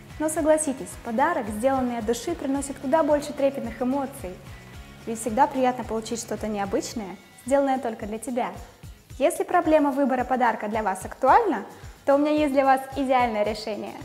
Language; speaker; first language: Russian; native; Russian